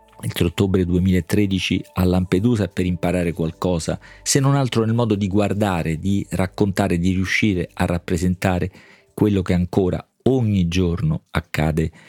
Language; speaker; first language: Italian; native; Italian